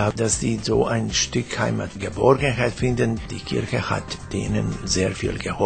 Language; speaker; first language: German; non-native, fluent; Croatian